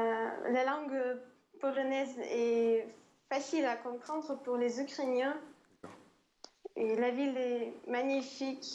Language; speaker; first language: French; non-native, fluent; Ukrainian